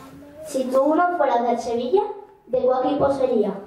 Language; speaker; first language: Spanish; native; Spanish